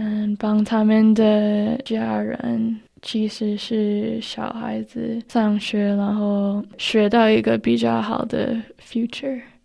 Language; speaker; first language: Chinese; early bilingual, heritage; Chinese